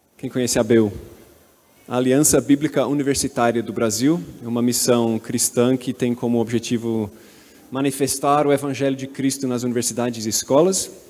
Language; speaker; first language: Portuguese; non-native, fluent; English